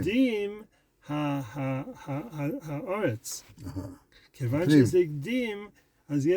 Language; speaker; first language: Hebrew; non-native, fluent; English